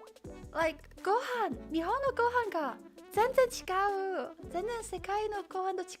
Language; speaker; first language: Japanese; non-native, learner; Chinese